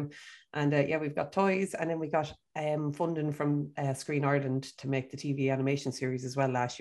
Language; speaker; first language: English; native; English